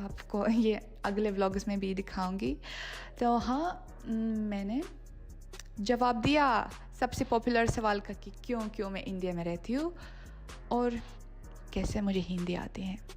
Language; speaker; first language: Hindi; non-native, fluent; Russian